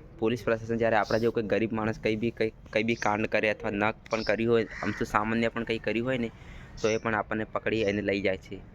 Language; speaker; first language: Gujarati; non-native, local second language; Bhili